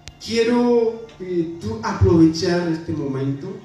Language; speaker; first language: Spanish; non-native, fluent; Haitian Creole